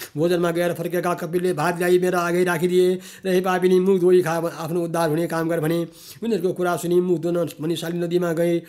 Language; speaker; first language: Nepali; native; Nepali